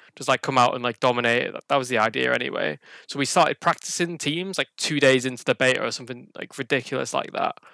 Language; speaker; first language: English; native; English